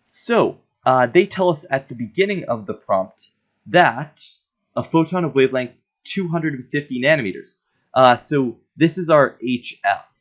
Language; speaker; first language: English; native; English